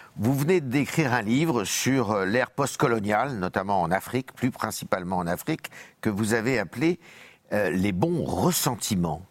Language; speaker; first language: French; native; French